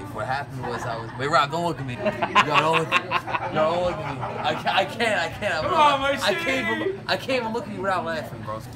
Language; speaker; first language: English; native; English